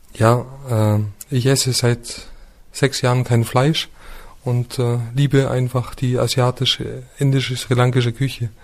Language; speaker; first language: German; native; German